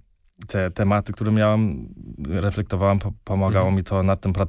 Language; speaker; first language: Polish; early bilingual, heritage; Polish